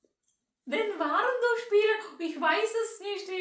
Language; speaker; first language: German; non-native, learner; Malayalam